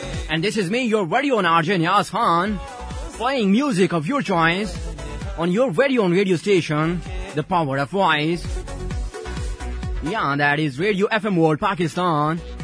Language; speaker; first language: English; non-native, local second language; Hindi